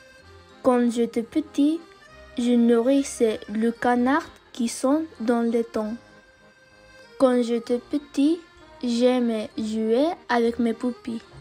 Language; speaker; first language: French; non-native, learner; Spanish